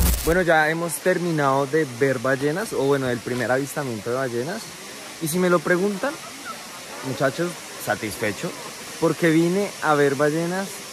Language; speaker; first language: Spanish; native; Spanish